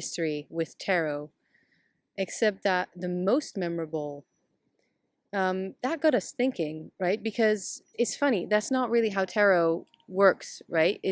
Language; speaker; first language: English; non-native, fluent; Dutch